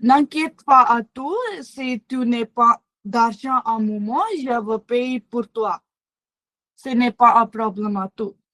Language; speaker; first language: French; non-native, learner; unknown